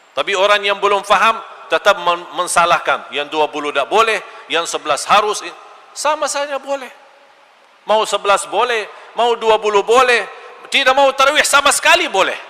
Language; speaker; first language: Malay; non-native, fluent; Arabic